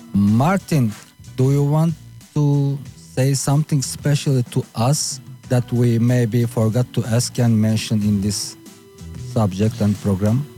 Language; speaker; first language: English; non-native, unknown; Turkish